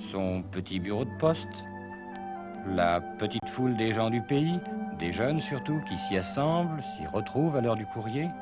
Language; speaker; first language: French; native; French